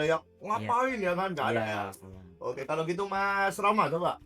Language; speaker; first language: Indonesian; native; Indonesian